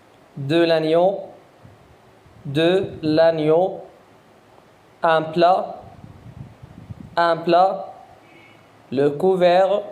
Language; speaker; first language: French; non-native, fluent; Arabic